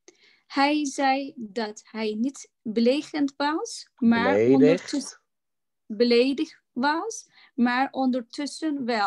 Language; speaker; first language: Dutch; non-native, learner; Turkish